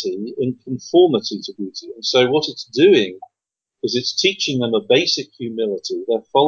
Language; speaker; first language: English; native; English